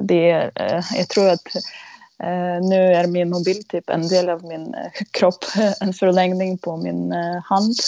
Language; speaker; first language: Swedish; non-native, fluent; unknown